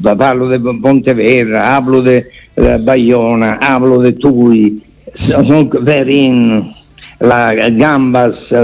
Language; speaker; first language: Spanish; non-native, fluent; Italian